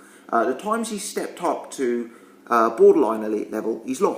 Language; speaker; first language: English; native; English